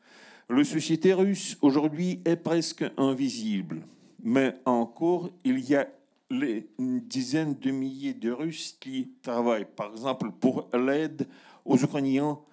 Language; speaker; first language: French; non-native, learner; Russian